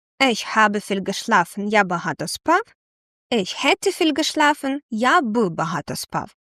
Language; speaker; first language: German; non-native, fluent; Ukrainian